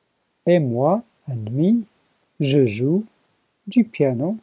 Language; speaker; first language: French; non-native, learner; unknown